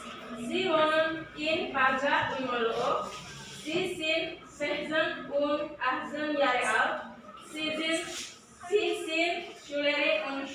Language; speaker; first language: German; non-native, learner; Indonesian